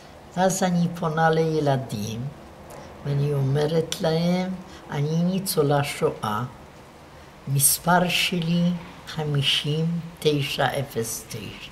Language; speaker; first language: Hebrew; non-native, fluent; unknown